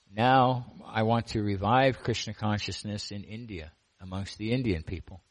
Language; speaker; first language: English; native; English